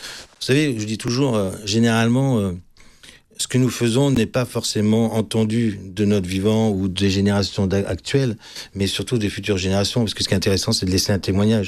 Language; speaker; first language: French; native; French